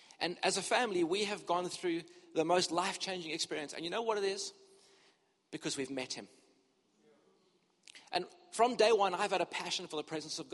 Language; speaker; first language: English; native; English